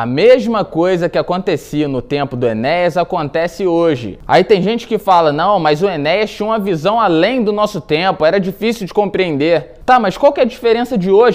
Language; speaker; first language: Portuguese; native; Portuguese